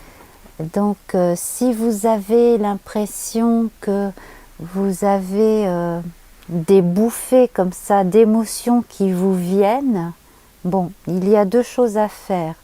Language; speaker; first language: French; native; French